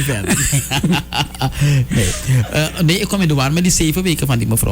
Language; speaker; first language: Dutch; native; Dutch